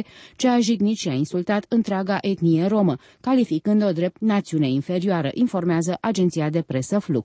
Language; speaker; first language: Romanian; native; Romanian